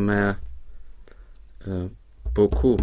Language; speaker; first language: French; non-native, learner; Swedish